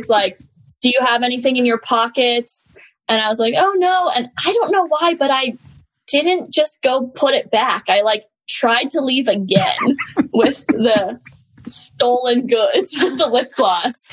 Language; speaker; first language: English; native; English